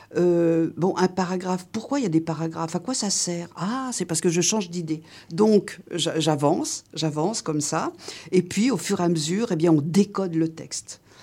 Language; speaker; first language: French; native; French